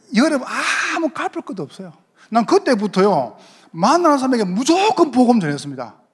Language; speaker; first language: Korean; native; Korean